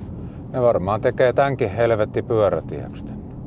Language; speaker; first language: Finnish; native; Finnish